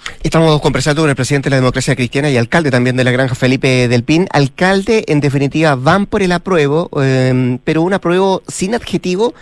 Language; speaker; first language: Spanish; native; Spanish